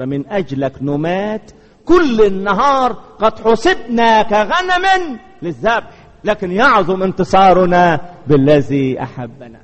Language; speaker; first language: Arabic; native; Arabic